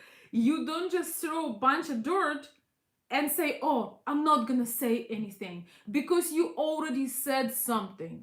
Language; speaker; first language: English; non-native, fluent; Russian